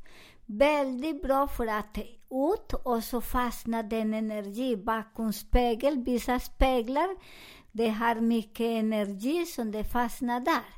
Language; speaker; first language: Swedish; non-native, learner; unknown